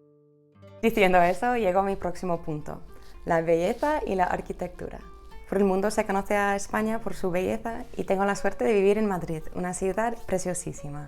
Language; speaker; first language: Spanish; non-native, fluent; English